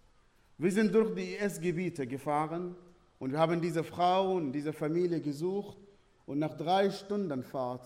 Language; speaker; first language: German; non-native, fluent; Arabic